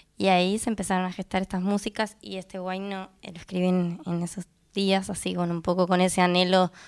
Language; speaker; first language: Spanish; native; Spanish